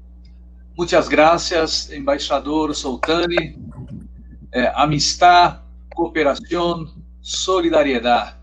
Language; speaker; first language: Spanish; non-native, learner; Portuguese